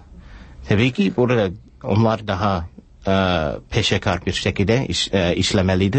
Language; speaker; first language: Turkish; non-native, fluent; English